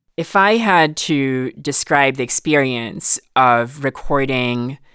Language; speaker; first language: English; non-native, local second language; Filipino